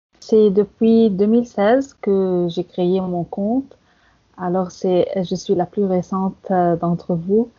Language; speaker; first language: French; non-native, fluent; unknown